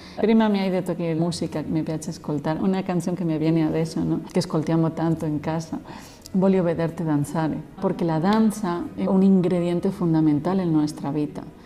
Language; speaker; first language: Italian; non-native, learner; Spanish